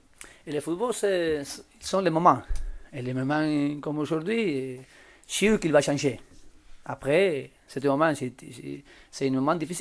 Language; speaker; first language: French; non-native, learner; Spanish